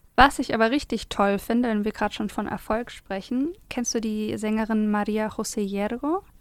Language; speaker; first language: German; native; German